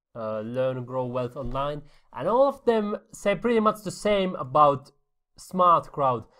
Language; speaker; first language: English; non-native, fluent; Finnish